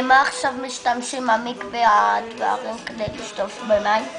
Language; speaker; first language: Hebrew; early bilingual, other home language; Spanish